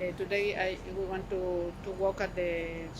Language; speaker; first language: English; non-native, learner; Spanish